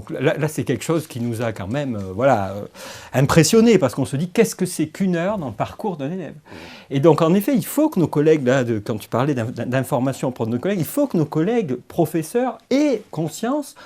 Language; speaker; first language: French; native; French